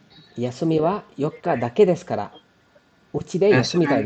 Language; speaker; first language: Japanese; non-native, fluent; Kannada